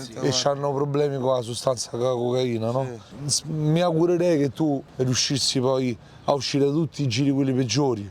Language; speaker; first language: Italian; native; Italian